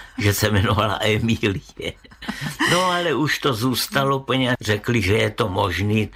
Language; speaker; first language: Czech; native; Czech